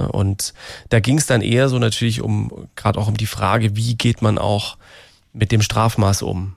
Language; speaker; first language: German; native; German